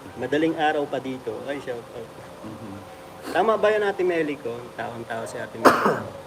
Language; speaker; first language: Filipino; native; Filipino